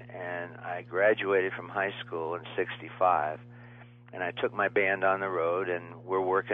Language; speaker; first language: English; native; English